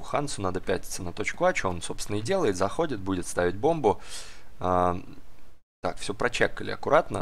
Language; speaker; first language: Russian; native; Russian